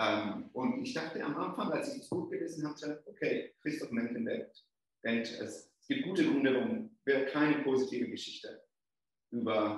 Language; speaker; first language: German; non-native, fluent; Italian